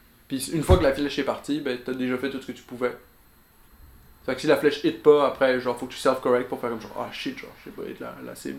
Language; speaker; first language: French; native; French